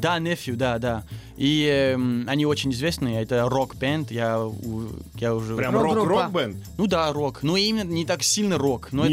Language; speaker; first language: Russian; early bilingual, heritage; Russian